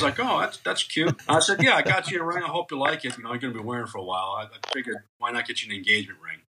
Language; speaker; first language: English; native; English